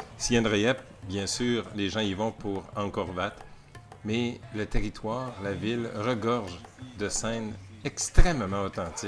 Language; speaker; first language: French; native; French